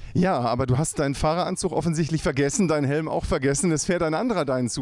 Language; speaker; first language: German; native; German